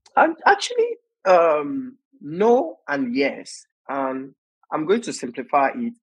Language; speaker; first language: English; non-native, local second language; Yoruba